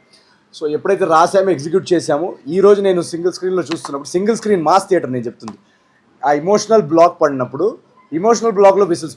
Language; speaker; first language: Telugu; native; Telugu